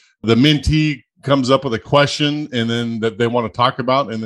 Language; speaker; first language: English; native; English